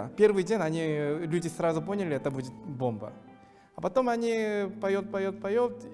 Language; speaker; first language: Russian; non-native, fluent; Korean